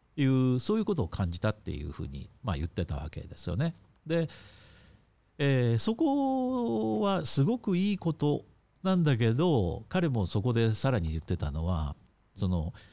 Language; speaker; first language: Japanese; native; Japanese